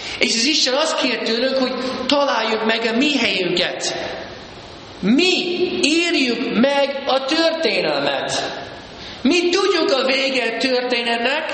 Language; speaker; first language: Hungarian; early bilingual, heritage; Hungarian